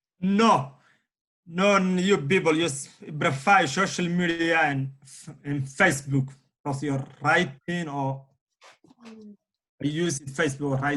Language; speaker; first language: English; non-native, learner; Somali